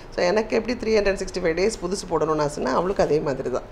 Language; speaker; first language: Tamil; native; Tamil